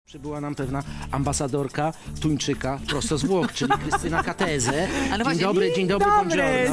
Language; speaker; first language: Polish; native; Polish